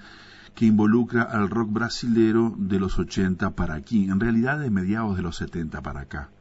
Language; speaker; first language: Spanish; native; Spanish